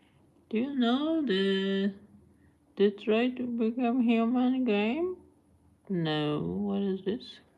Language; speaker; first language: English; non-native, learner; Persian